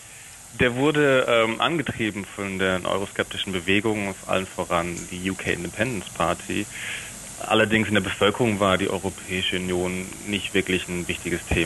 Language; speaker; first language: German; native; German